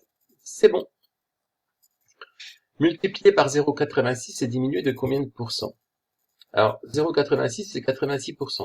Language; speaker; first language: French; native; French